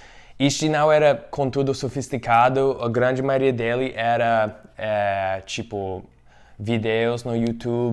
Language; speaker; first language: Portuguese; non-native, fluent; English